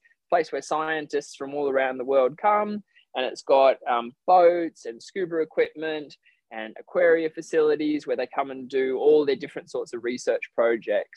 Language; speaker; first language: English; native; English